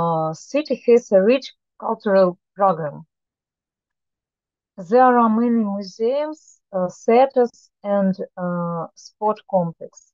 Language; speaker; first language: English; non-native, learner; Russian